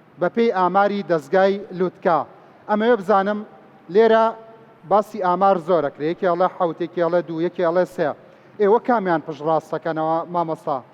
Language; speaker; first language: Central Kurdish; native; Central Kurdish